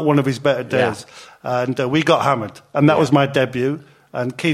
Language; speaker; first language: English; native; English